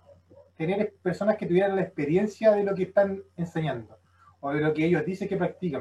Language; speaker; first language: Spanish; native; Spanish